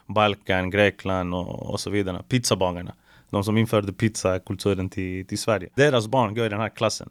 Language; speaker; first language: Swedish; early bilingual, other home language; Spanish